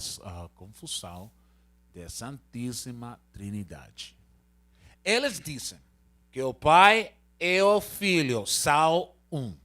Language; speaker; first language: Portuguese; non-native, learner; Spanish